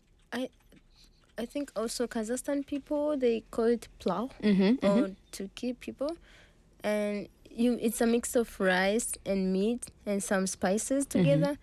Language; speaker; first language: English; non-native, local second language; Swahili